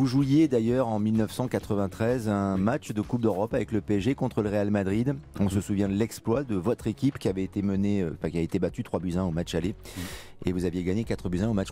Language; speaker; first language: French; native; French